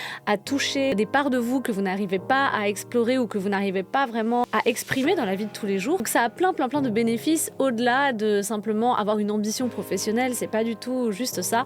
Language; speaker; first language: French; native; French